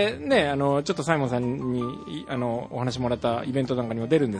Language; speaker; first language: Japanese; native; Japanese